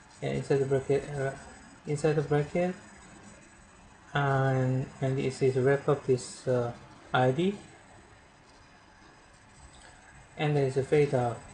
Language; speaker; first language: English; non-native, learner; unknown